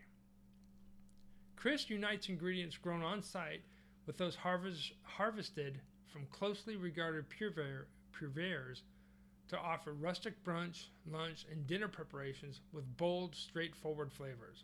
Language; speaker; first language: English; native; English